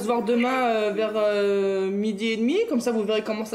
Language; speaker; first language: French; native; French